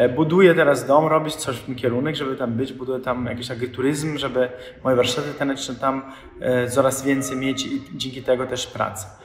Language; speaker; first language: Polish; non-native, fluent; Italian